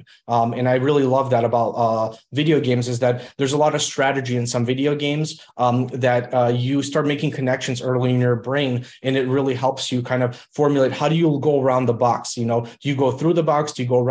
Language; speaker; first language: English; early bilingual, other home language; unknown